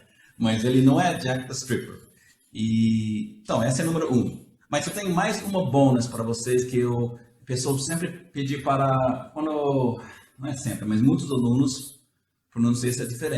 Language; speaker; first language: Portuguese; non-native, fluent; English